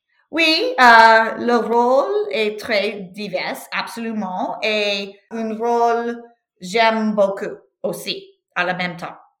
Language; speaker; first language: French; non-native, learner; English